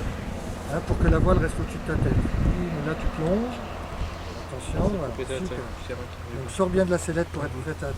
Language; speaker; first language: French; native; French